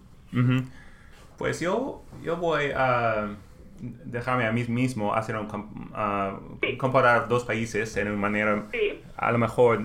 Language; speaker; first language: Spanish; non-native, learner; English